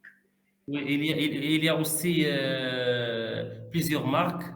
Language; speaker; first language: French; non-native, learner; Arabic